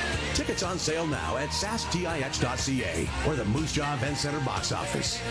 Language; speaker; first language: English; native; English